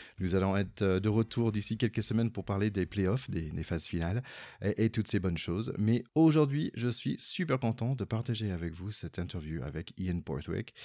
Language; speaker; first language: French; non-native, fluent; English